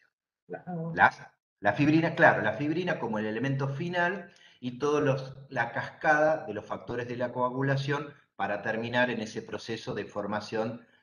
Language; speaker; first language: Spanish; native; Spanish